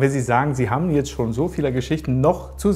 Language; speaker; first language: German; native; German